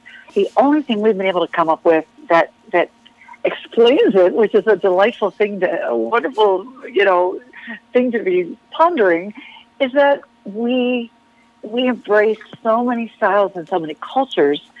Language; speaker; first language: English; native; English